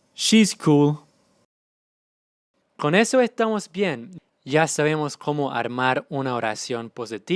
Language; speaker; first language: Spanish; non-native, fluent; English